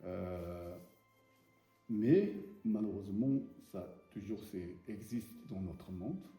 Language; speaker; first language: French; non-native, learner; Tibetan